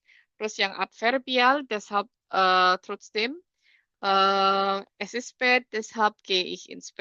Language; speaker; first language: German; non-native, fluent; Indonesian